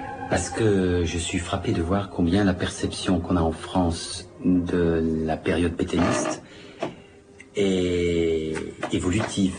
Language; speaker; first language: French; native; French